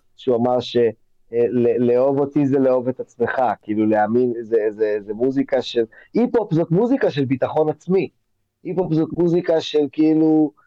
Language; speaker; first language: Hebrew; native; Hebrew